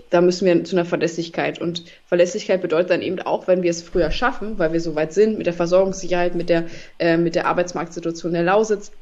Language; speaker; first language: German; native; German